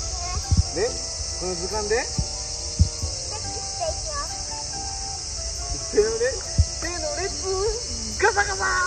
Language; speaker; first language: Japanese; native; Japanese